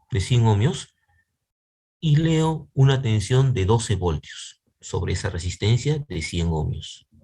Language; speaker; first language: Spanish; native; Spanish